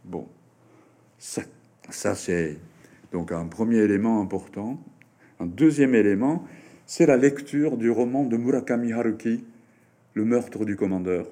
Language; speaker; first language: French; non-native, fluent; Japanese